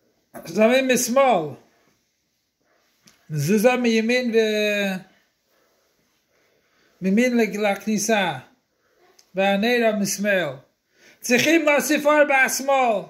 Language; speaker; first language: Hebrew; non-native, fluent; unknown